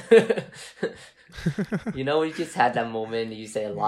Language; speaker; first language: English; non-native, fluent; Vietnamese